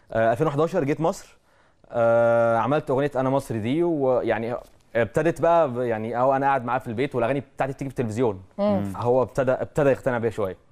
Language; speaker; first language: Arabic; native; Arabic